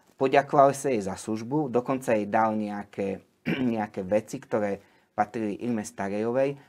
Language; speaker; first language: Slovak; native; Slovak